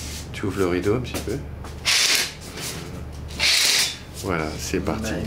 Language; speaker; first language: French; native; French